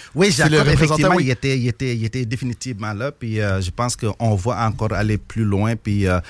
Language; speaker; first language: French; non-native, local second language; Wolof